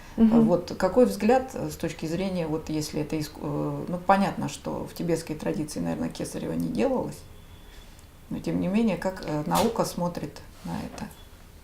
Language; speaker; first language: Russian; native; Russian